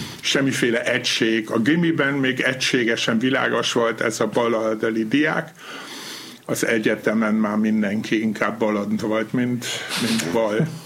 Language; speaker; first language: Hungarian; non-native, fluent; German